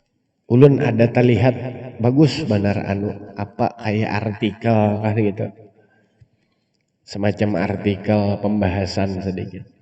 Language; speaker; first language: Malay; non-native, local second language; Banjar